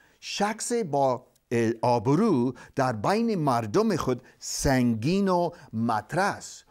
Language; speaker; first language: Persian; non-native, fluent; English